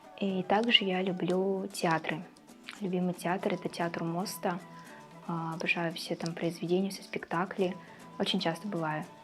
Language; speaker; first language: Russian; native; Russian